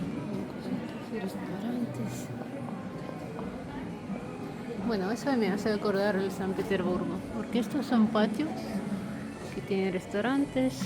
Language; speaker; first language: Spanish; non-native, fluent; Russian